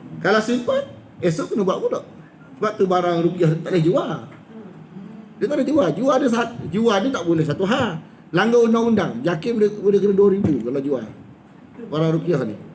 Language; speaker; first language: Malay; native; Malay